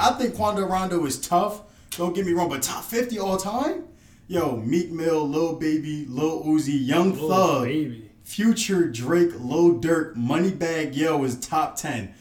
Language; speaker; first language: English; native; English